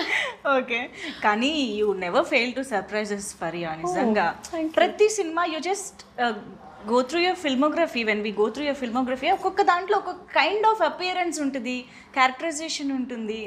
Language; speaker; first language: Telugu; native; Telugu